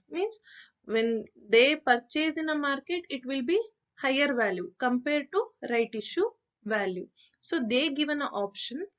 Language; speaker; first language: English; non-native, local second language; Kannada